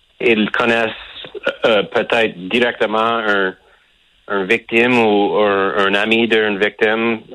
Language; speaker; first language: French; non-native, local second language; English